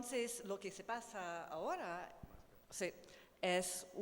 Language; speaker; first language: Spanish; non-native, learner; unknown